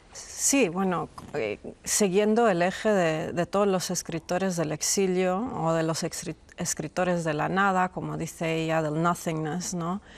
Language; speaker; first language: Spanish; non-native, fluent; Persian